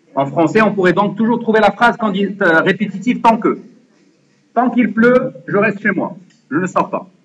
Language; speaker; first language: French; non-native, local second language; Arabic